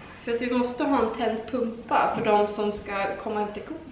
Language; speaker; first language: Swedish; native; Swedish